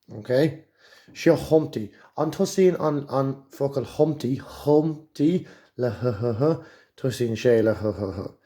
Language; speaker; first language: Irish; non-native, local second language; English